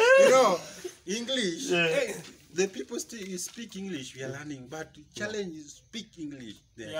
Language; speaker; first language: English; non-native, learner; Swahili